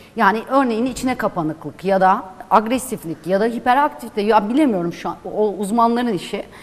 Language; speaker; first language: Turkish; non-native, local second language; Kurdish